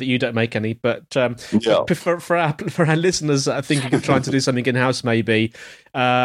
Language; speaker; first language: English; native; English